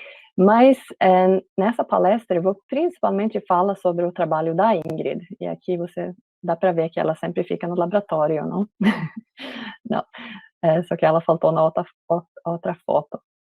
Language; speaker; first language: Portuguese; non-native, fluent; Swedish